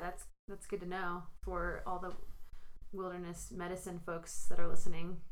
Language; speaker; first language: English; native; English